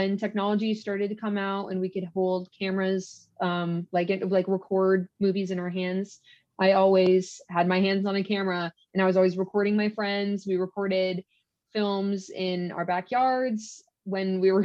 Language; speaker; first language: English; native; English